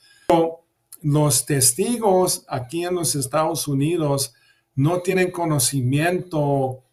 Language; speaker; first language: Spanish; early bilingual, heritage; English